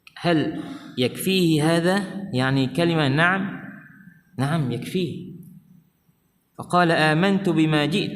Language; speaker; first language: Arabic; non-native, fluent; Malay